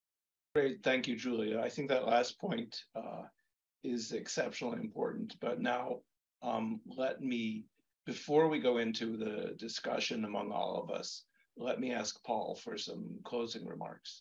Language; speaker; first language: English; native; English